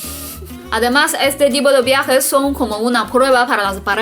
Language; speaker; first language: Spanish; non-native, fluent; Chinese